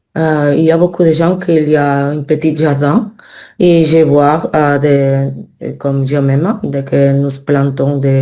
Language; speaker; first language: French; non-native, learner; Spanish